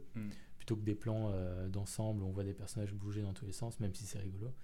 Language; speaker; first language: French; native; French